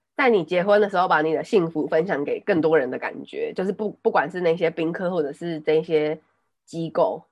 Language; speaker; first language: Chinese; non-native, local second language; Min Nan Chinese